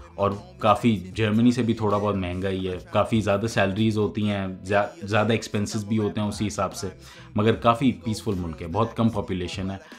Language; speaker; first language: Urdu; native; Urdu